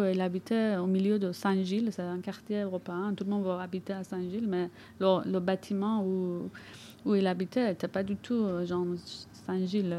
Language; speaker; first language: French; non-native, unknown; Persian